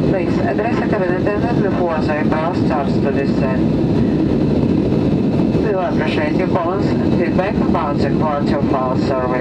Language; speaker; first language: English; non-native, fluent; Russian